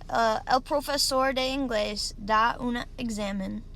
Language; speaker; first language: Spanish; non-native, learner; English